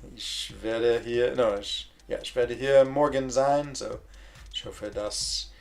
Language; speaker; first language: German; non-native, learner; English